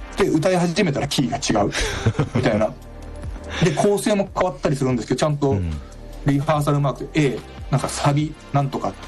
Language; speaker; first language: Japanese; native; Japanese